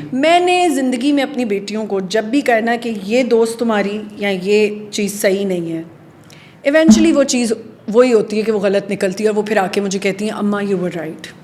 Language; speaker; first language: Urdu; native; Urdu